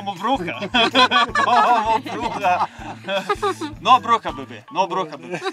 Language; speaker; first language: Spanish; non-native, learner; Serbian